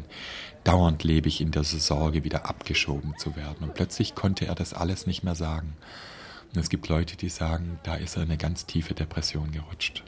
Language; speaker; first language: German; native; German